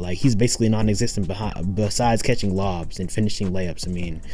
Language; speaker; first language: English; native; English